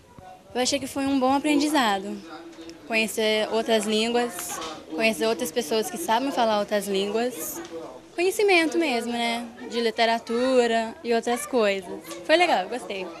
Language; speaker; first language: Portuguese; non-native, learner; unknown